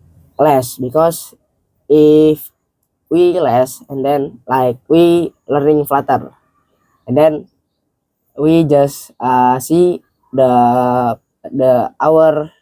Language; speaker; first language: English; non-native, learner; Indonesian